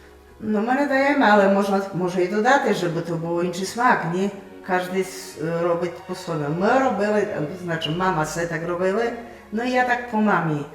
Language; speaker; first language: Polish; non-native, local second language; Rusyn